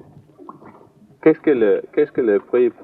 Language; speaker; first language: French; non-native, learner; Danish